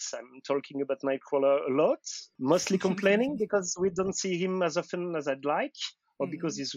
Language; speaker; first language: English; non-native, fluent; French